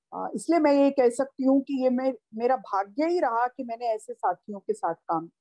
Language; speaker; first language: Hindi; native; Hindi